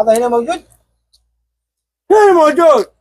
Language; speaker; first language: Arabic; non-native, learner; Bangla